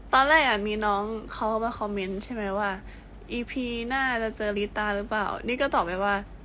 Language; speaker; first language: Thai; native; Thai